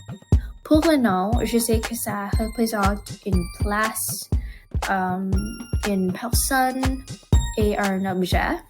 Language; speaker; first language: French; non-native, learner; English